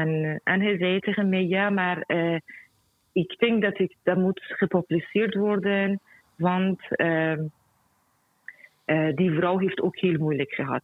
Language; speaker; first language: Dutch; non-native, fluent; Persian